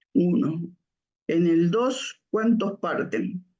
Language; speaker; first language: Spanish; native; Spanish